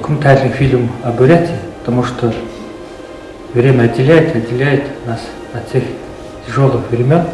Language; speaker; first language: Russian; non-native, fluent; Mongolian